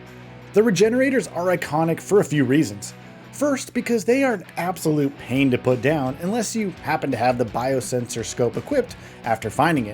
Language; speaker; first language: English; native; English